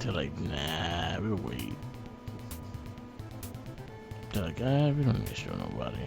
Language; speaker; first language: English; native; English